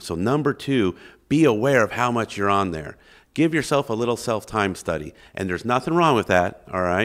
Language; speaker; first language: English; native; English